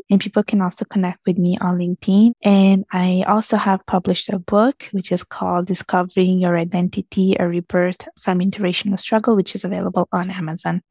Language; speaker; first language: English; early bilingual, heritage; Italian